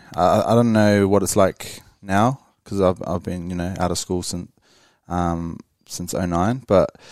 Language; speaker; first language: English; native; English